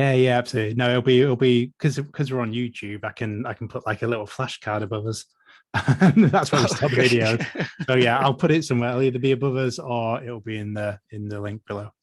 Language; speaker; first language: English; native; English